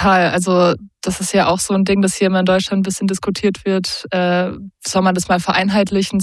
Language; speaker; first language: German; native; German